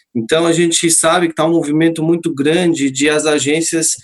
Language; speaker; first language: Portuguese; native; Portuguese